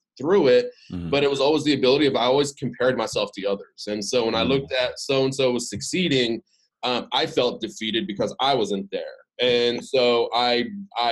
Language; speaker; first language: English; early bilingual, other home language; Arabic